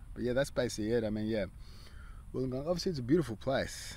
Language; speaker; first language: English; native; English